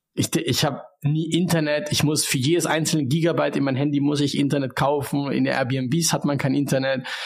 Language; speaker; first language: German; early bilingual, other home language; Spanish